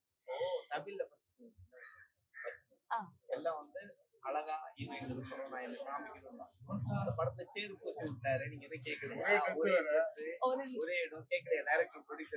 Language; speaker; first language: Tamil; native; Tamil